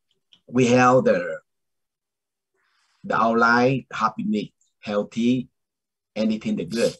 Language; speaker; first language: English; non-native, learner; Vietnamese